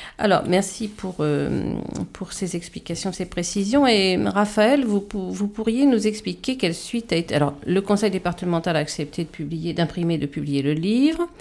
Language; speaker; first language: French; native; French